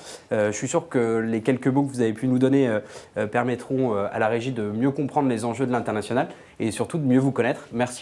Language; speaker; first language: French; native; French